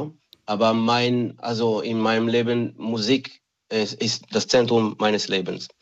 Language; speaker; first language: German; non-native, fluent; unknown